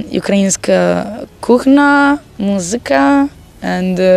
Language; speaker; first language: Ukrainian; non-native, learner; Italian